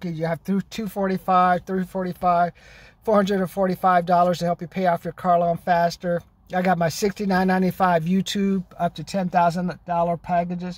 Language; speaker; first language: English; native; English